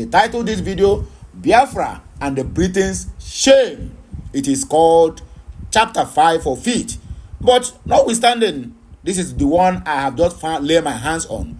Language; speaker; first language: English; non-native, local second language; Igbo